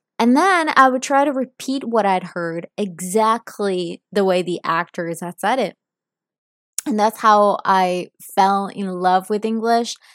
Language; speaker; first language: English; non-native, fluent; Italian